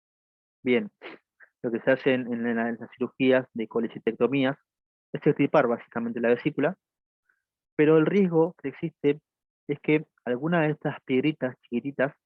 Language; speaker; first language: Spanish; native; Spanish